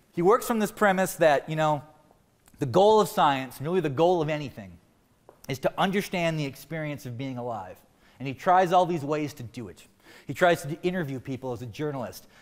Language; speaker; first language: English; native; English